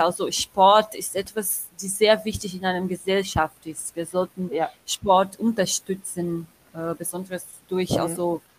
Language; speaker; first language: German; non-native, learner; Portuguese